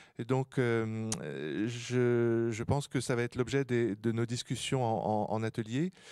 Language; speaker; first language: French; native; French